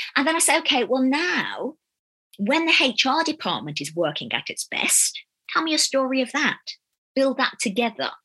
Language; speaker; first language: English; native; English